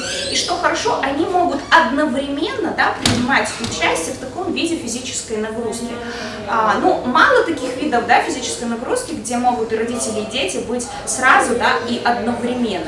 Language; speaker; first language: Russian; native; Russian